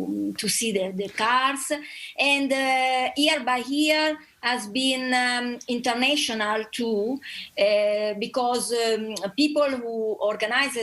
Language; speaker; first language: English; non-native, learner; Italian